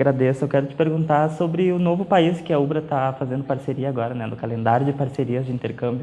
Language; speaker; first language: Portuguese; native; Portuguese